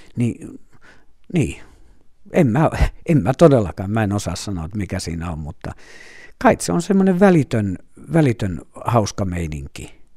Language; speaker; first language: Finnish; native; Finnish